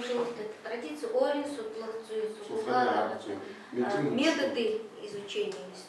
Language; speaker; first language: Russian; native; Russian